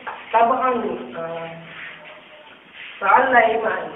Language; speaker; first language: Arabic; non-native, learner; Malay